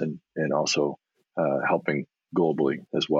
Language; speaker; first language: English; native; English